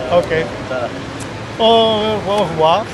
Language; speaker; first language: French; non-native, fluent; Italian